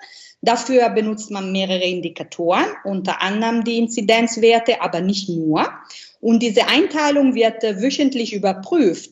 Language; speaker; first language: German; non-native, fluent; Italian